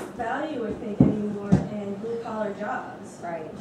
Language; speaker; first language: English; native; English